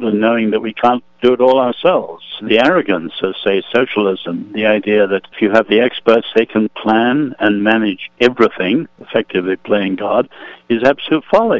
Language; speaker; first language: English; native; English